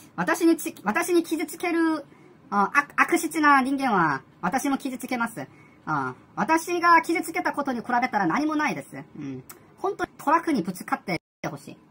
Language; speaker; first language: Japanese; non-native, learner; Korean